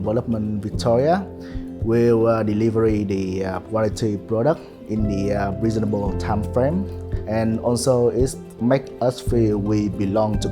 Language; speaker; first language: English; non-native, local second language; Vietnamese